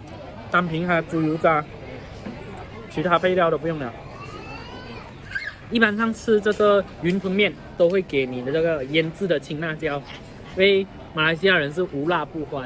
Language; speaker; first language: Chinese; native; Chinese